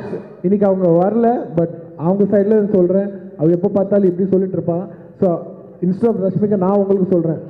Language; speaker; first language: Tamil; non-native, local second language; Telugu